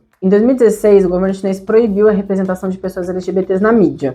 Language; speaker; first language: Portuguese; native; Portuguese